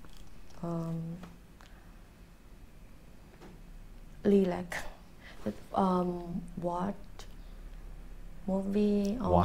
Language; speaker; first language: English; non-native, learner; Thai